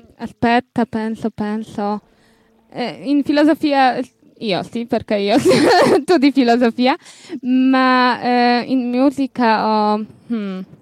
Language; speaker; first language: Italian; non-native, learner; Polish